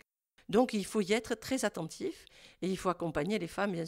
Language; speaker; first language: French; native; French